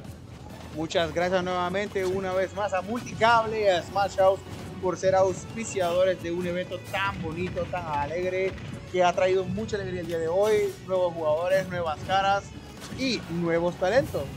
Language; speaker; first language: Spanish; native; Spanish